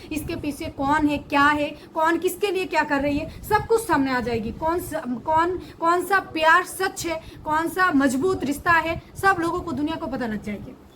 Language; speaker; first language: Hindi; non-native, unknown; Bangla